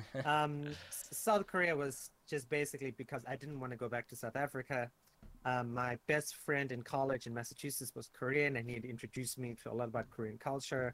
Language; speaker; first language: English; native; English